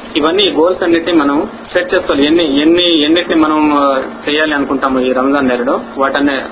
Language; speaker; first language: Telugu; non-native, local second language; Urdu